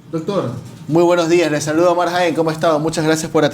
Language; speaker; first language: Spanish; native; Spanish